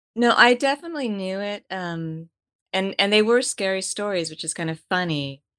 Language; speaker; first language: English; native; English